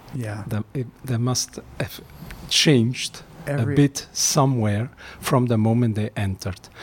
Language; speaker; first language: English; non-native, fluent; Dutch